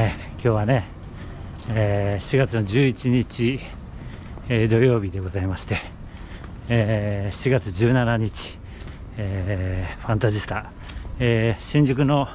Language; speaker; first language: Japanese; native; Japanese